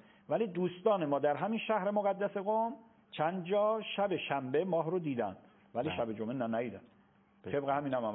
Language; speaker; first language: Persian; native; Persian